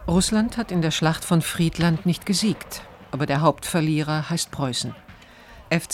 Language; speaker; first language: German; native; German